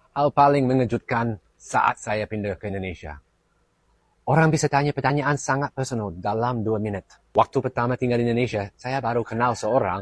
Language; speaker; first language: Indonesian; non-native, fluent; English